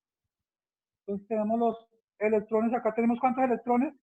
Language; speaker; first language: Spanish; native; Spanish